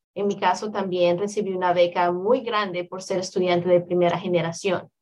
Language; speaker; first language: Spanish; native; Spanish